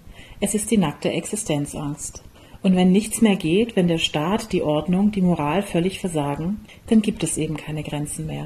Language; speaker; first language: German; native; German